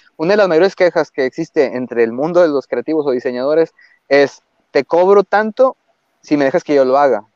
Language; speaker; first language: Spanish; native; Spanish